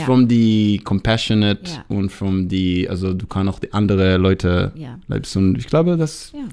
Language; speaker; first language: German; non-native, learner; Hebrew